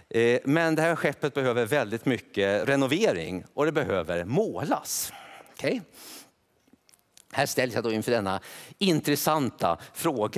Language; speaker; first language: Swedish; native; Swedish